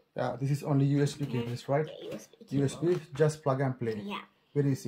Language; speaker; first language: English; non-native, learner; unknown